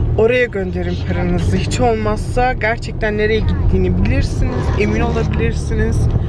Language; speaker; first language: Turkish; early bilingual, heritage; Turkish